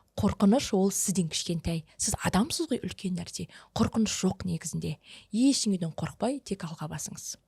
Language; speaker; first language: Kazakh; early bilingual, heritage; Kazakh